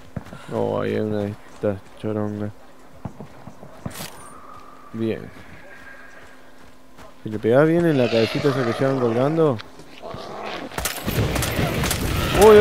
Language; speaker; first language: Spanish; native; Spanish